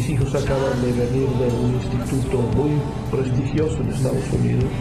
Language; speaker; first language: Spanish; native; Spanish